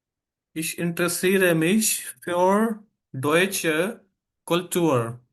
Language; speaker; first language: German; non-native, fluent; Urdu